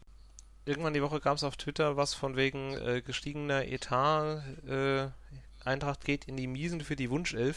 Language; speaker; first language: German; native; German